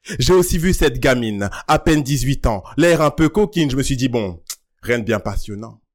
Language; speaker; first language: French; early bilingual, other home language; Lingala